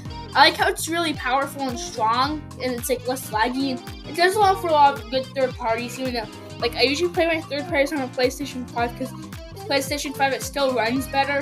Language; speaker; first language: English; native; English